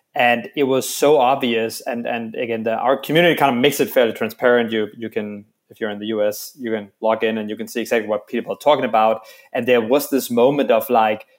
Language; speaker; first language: English; non-native, fluent; Danish